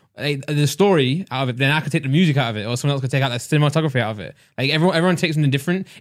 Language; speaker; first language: English; native; English